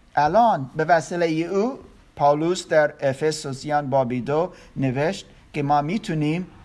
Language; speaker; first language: Persian; non-native, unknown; German